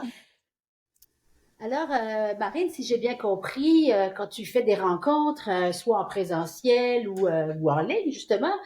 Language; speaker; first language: French; native; French